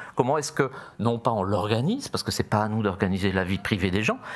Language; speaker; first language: French; native; French